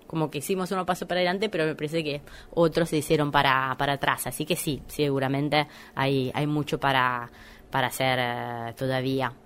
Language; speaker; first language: Spanish; non-native, fluent; Italian